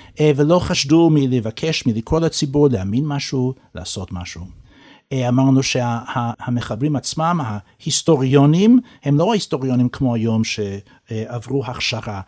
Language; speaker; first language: Hebrew; non-native, fluent; English